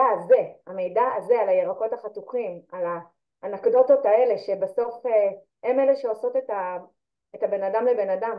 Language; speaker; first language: Hebrew; native; Hebrew